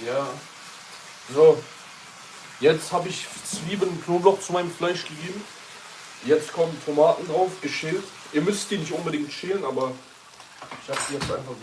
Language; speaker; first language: German; early bilingual, other home language; Kurdish